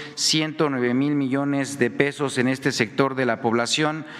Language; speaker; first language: Spanish; native; Spanish